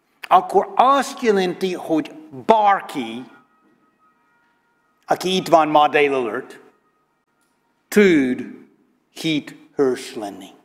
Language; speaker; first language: Hungarian; non-native, learner; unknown